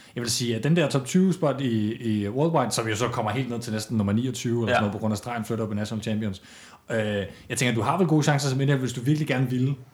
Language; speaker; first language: Danish; native; Danish